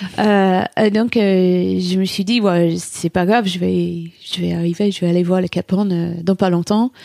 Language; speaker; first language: French; non-native, fluent; English